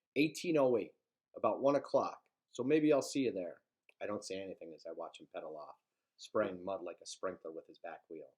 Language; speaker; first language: English; native; English